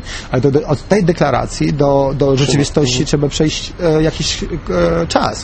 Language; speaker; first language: Polish; non-native, fluent; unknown